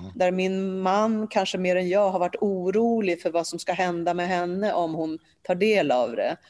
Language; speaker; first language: Swedish; early bilingual, other home language; Polish